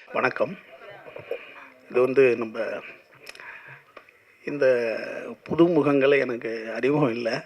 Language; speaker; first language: Tamil; native; Tamil